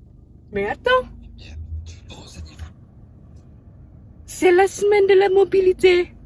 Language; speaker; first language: French; non-native, fluent; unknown